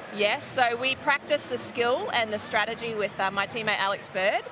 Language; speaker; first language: English; native; English